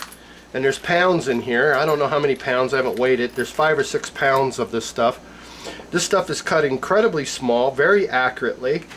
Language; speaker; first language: English; native; English